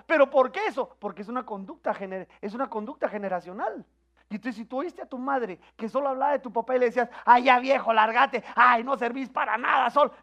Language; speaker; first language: Spanish; native; Spanish